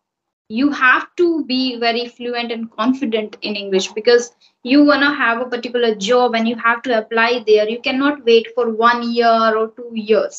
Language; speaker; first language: English; non-native, fluent; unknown